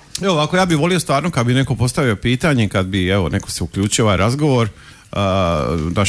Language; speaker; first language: Croatian; native; Croatian